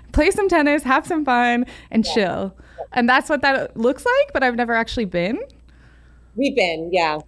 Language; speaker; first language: English; native; English